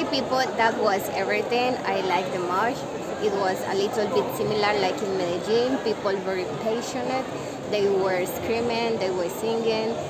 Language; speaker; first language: English; non-native, learner; Spanish